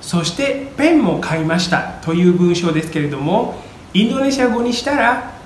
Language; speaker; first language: Japanese; non-native, fluent; Indonesian